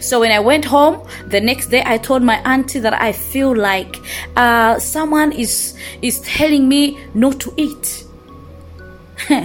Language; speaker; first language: English; non-native, local second language; Nyanja